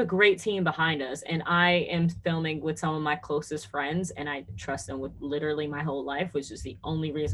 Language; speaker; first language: English; native; English